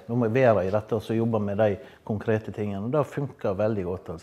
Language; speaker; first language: Norwegian; native; Norwegian